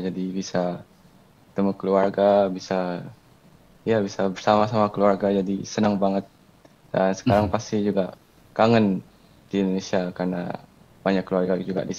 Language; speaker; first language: Indonesian; early bilingual, heritage; Indonesian